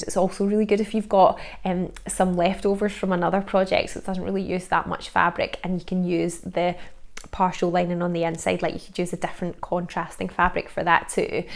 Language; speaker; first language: English; native; English